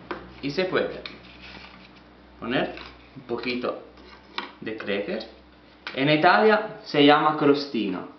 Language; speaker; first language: Spanish; non-native, learner; Italian